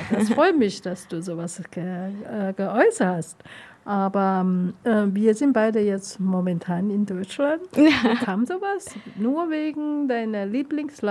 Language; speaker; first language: German; non-native, learner; Chinese